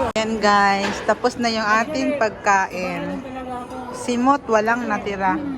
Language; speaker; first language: Filipino; non-native, local second language; Cebuano